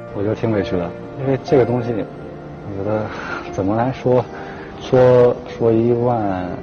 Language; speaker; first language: Chinese; native; Chinese